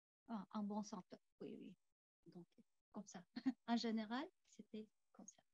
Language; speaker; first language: French; non-native, fluent; Tuvinian